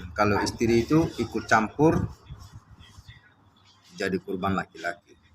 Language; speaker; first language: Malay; non-native, learner; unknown